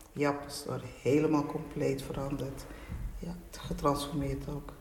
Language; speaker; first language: Dutch; native; Dutch